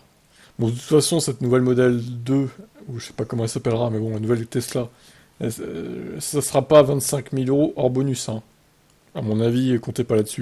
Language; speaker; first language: French; native; French